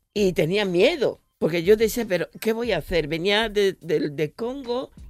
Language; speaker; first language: Spanish; non-native, fluent; Swahili